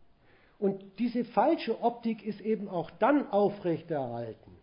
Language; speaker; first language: German; native; German